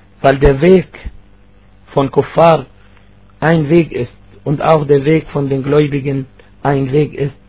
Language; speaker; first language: German; non-native, fluent; Arabic